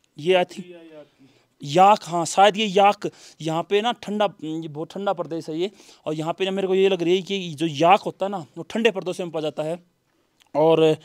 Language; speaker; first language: Hindi; native; Hindi